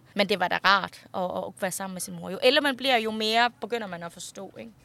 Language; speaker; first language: Danish; early bilingual, other home language; Thai